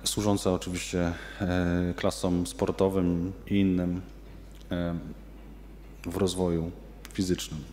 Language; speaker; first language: Polish; native; Polish